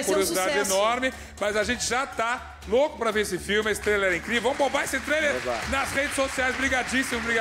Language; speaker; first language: Portuguese; native; Portuguese